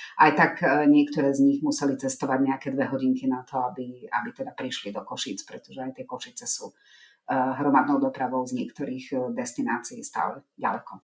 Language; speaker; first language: Slovak; non-native, local second language; Hungarian